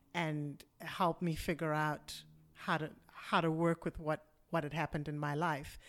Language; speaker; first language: English; non-native, local second language; Shona